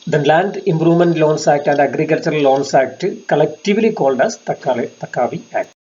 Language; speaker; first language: English; non-native, local second language; Malayalam